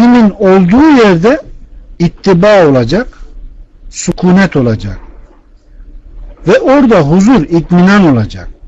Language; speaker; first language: Turkish; native; Turkish